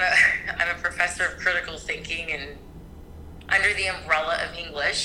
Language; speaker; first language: English; native; English